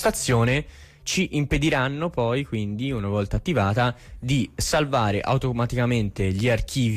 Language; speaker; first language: Italian; native; Italian